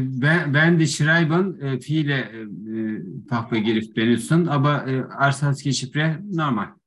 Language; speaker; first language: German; non-native, learner; Turkish